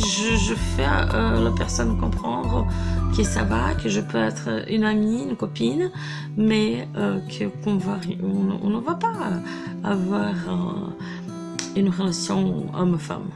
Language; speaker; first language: French; non-native, fluent; Portuguese